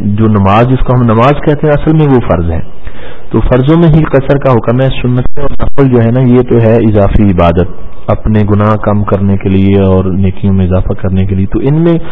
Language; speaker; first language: Urdu; non-native, local second language; Punjabi